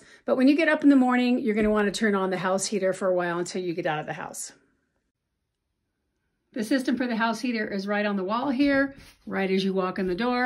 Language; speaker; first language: English; native; English